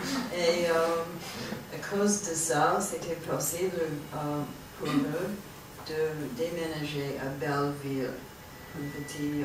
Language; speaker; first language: French; non-native, learner; English